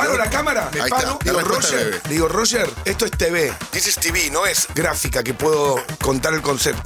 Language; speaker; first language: Spanish; native; Spanish